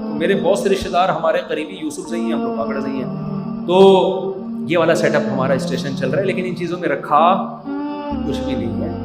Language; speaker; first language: Urdu; native; Urdu